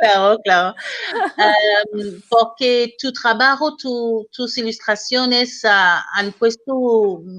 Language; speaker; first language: Spanish; non-native, learner; French